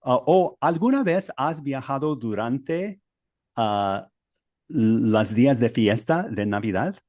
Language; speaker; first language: Spanish; non-native, learner; English